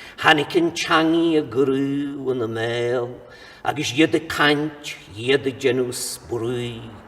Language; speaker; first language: Irish; native; Irish